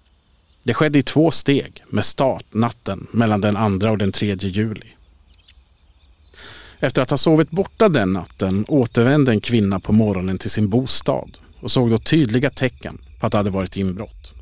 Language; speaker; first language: Swedish; native; Swedish